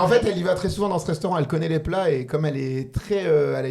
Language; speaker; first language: French; native; French